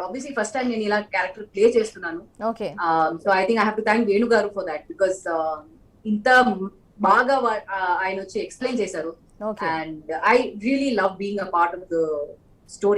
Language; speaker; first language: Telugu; non-native, local second language; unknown